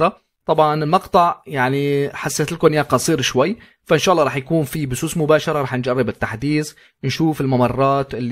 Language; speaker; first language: Arabic; native; Arabic